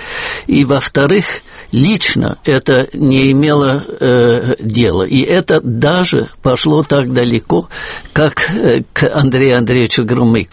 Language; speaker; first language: Russian; non-native, fluent; German